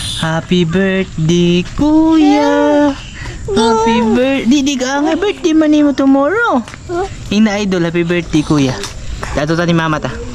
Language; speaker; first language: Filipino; non-native, local second language; Cebuano